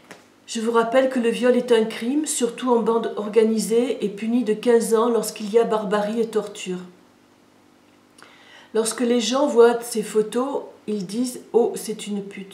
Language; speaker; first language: French; native; French